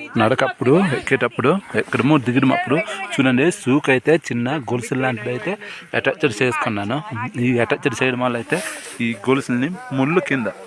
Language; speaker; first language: Telugu; native; Telugu